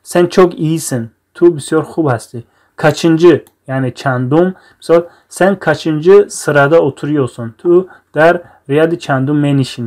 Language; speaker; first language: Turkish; non-native, fluent; Tajik